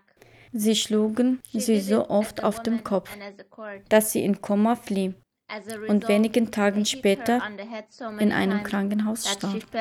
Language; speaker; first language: German; non-native, learner; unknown